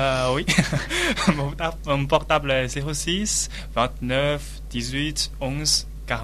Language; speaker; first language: French; non-native, learner; Chinese